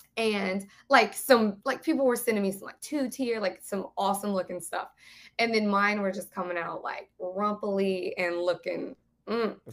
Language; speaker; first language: English; native; English